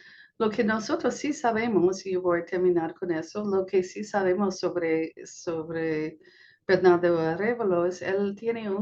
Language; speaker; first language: Spanish; non-native, fluent; English